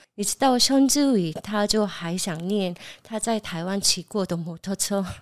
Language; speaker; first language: Chinese; non-native, fluent; Korean